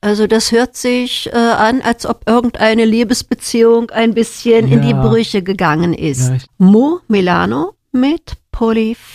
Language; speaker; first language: German; native; German